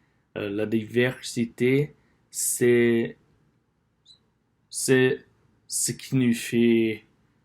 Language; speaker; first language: French; non-native, learner; English